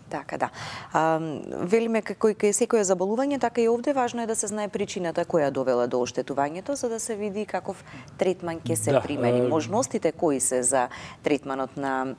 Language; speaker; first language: Macedonian; native; Macedonian